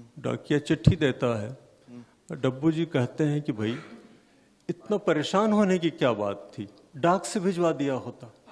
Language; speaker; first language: Hindi; non-native, local second language; Magahi